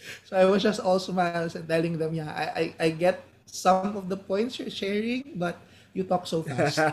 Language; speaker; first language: English; non-native, local second language; Hiligaynon